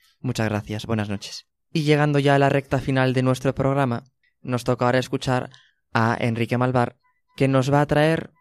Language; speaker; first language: Spanish; native; Spanish